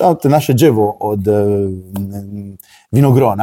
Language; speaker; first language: Polish; non-native, learner; Italian